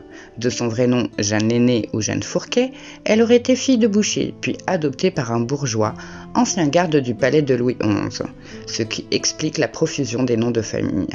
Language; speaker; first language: French; native; French